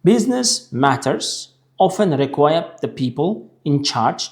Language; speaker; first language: English; non-native, fluent; Uzbek